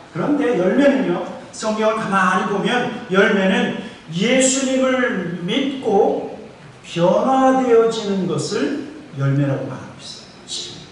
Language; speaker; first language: Korean; native; Korean